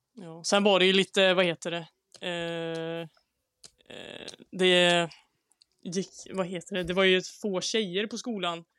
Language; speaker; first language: Swedish; native; Swedish